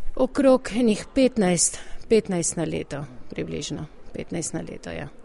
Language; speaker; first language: Slovenian; early bilingual, heritage; Slovenian